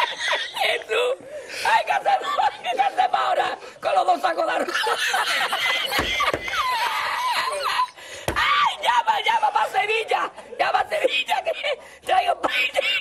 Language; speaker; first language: Spanish; native; Spanish